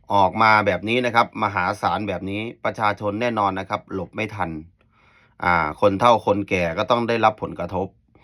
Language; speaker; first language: Thai; native; Thai